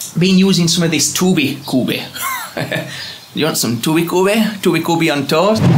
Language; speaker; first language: English; native; English